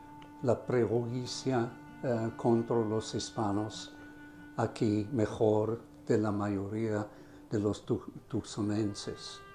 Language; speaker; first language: Spanish; non-native, fluent; German